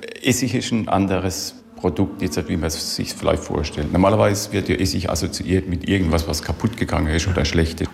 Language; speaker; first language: German; native; German